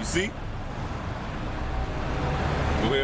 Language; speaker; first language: English; native; English